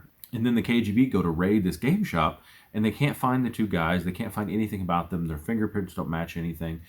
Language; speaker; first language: English; native; English